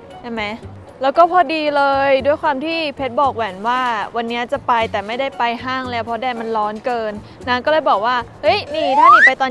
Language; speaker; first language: Thai; native; Thai